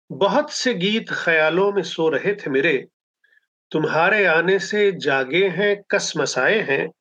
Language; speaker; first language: Hindi; non-native, local second language; Punjabi